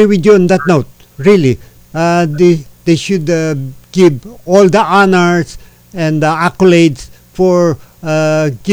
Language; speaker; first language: English; non-native, local second language; Filipino